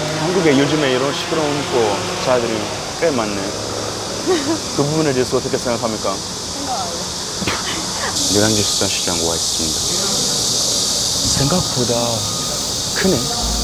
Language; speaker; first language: Korean; non-native, fluent; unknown